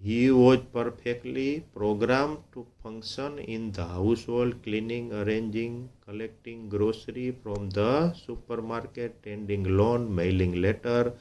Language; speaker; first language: English; non-native, local second language; Gujarati